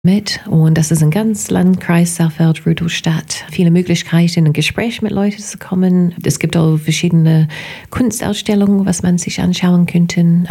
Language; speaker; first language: German; non-native, fluent; English